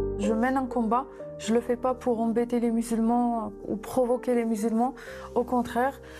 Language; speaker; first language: French; non-native, local second language; Arabic